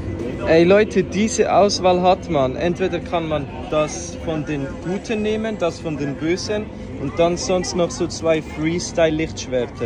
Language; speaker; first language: German; native; German